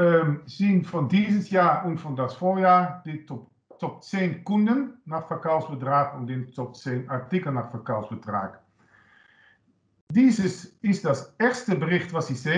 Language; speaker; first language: German; non-native, learner; Dutch